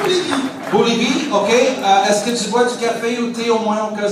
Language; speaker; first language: French; non-native, fluent; English